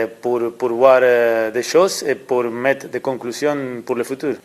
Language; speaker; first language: French; non-native, learner; Spanish